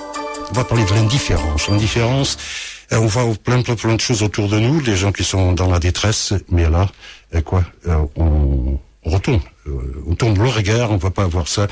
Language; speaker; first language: French; early bilingual, other home language; Portuguese